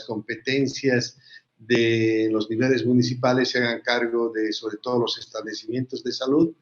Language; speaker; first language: Spanish; native; Spanish